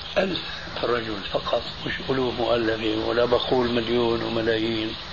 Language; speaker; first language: Arabic; early bilingual, other home language; Albanian